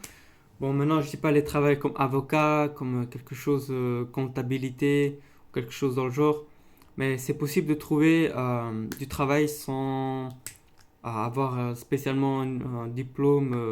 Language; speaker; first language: French; non-native, local second language; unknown